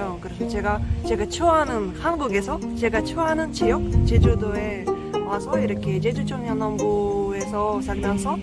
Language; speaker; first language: Korean; non-native, fluent; Russian